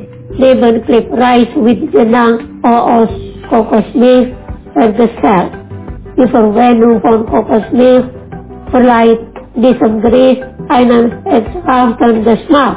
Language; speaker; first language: German; non-native, fluent; Indonesian